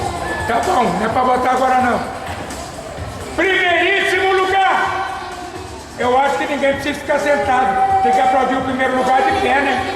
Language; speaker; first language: Portuguese; native; Portuguese